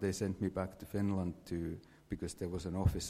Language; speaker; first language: English; non-native, fluent; Finnish